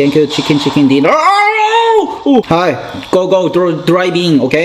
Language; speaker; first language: English; non-native, learner; Korean